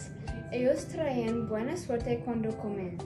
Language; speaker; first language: Spanish; non-native, learner; English